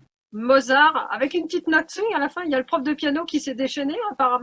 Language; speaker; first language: French; native; French